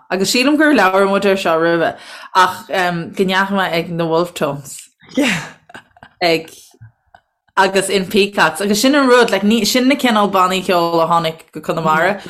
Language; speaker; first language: Irish; native; Irish